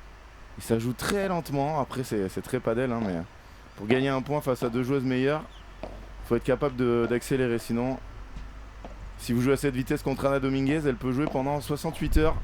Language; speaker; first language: French; native; French